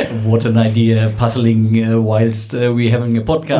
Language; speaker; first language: English; non-native, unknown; German